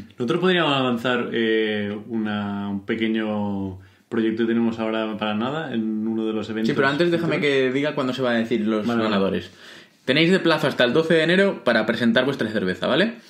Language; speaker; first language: Spanish; native; Spanish